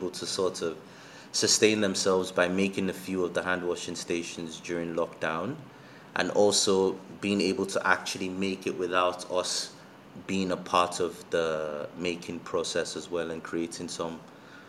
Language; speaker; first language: English; non-native, local second language; Yoruba